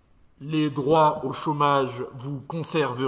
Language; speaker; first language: French; native; French